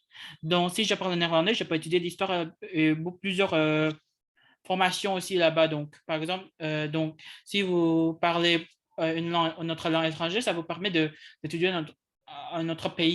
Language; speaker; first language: French; non-native, learner; English